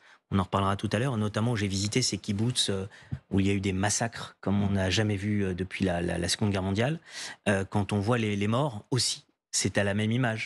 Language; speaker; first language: French; native; French